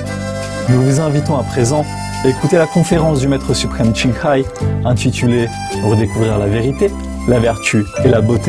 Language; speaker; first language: French; native; French